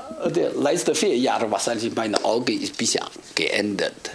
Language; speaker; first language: German; non-native, learner; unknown